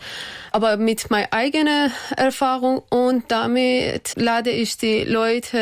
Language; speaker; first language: German; non-native, learner; Persian